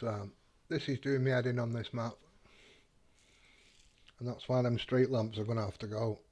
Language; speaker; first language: English; native; English